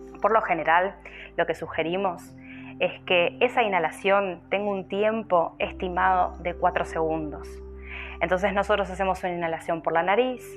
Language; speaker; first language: Spanish; native; Spanish